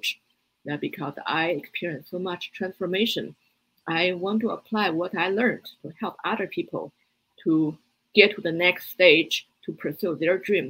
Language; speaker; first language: English; non-native, fluent; Chinese